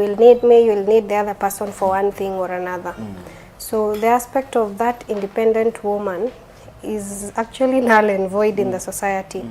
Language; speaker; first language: English; non-native, local second language; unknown